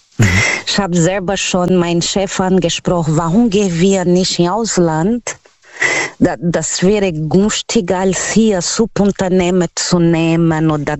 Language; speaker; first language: German; non-native, learner; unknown